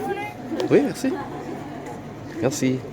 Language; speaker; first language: French; non-native, learner; English